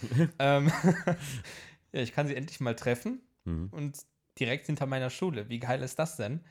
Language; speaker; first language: German; early bilingual, heritage; Polish